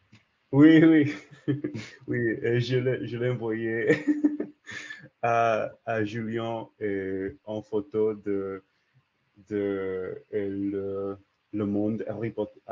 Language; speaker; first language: French; non-native, learner; English